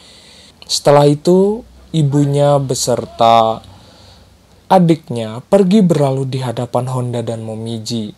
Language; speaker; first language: Indonesian; native; Indonesian